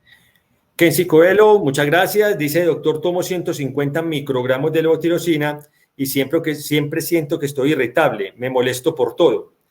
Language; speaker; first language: Spanish; native; Spanish